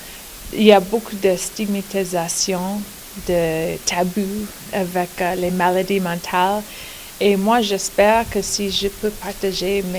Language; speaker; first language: French; non-native, learner; English